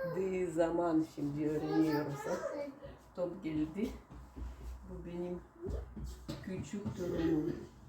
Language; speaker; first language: Turkish; non-native, learner; Russian